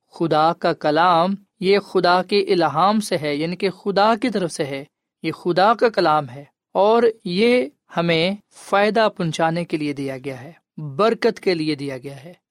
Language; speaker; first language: Urdu; non-native, local second language; Punjabi